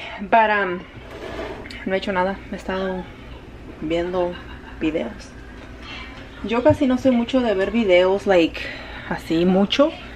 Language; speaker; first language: Spanish; early bilingual, heritage; Spanish